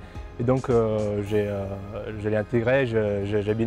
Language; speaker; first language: French; non-native, fluent; Italian